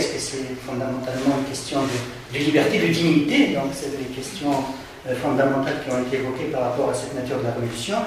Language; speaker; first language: French; non-native, local second language; Arabic